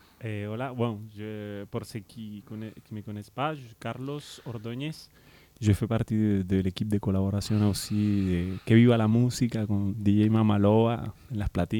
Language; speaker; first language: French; non-native, fluent; Spanish